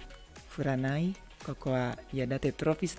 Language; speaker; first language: Japanese; non-native, learner; Indonesian